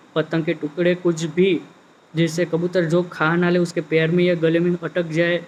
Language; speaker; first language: Hindi; non-native, local second language; Gujarati